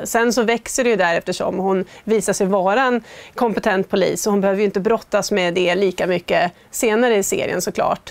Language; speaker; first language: Swedish; native; Swedish